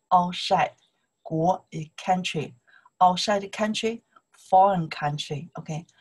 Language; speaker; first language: English; non-native, learner; Chinese